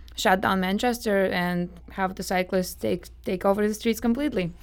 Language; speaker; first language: English; non-native, fluent; Russian